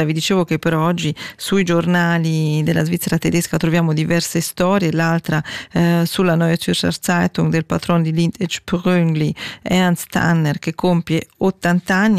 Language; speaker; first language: Italian; native; Italian